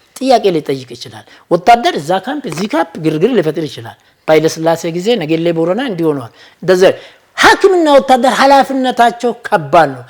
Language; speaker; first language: Amharic; non-native, local second language; Oromo